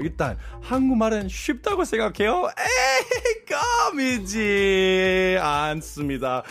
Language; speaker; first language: Korean; non-native, fluent; English